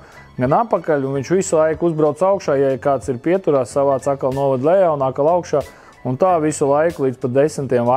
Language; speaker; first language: Latvian; native; Latvian